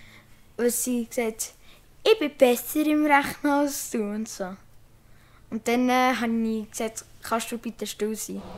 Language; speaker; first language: German; non-native, local second language; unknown